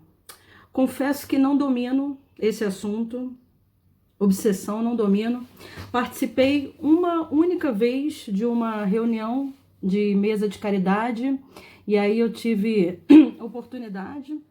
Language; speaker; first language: Portuguese; native; Portuguese